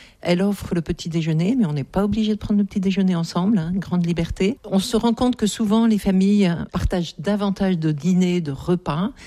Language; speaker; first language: French; native; French